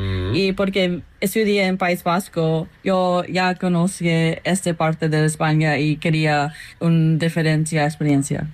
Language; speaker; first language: Spanish; non-native, learner; English